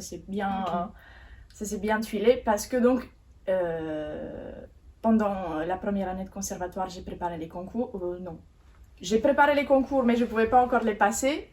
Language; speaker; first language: French; native; French